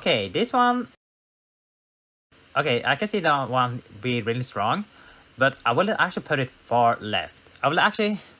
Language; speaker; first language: English; non-native, fluent; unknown